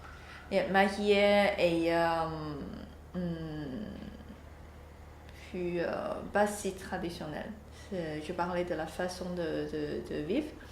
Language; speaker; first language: French; non-native, learner; Chinese